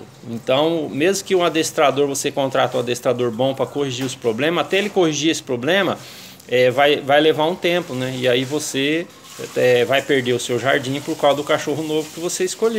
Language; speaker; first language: Portuguese; native; Portuguese